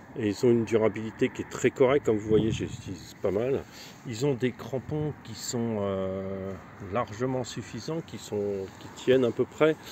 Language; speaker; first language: French; native; French